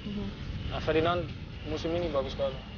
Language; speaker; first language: Indonesian; non-native, learner; Dutch